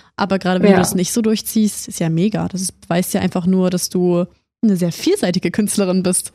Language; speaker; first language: German; native; German